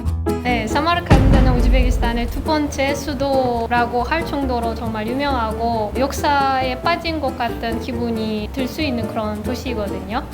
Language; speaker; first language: Korean; non-native, fluent; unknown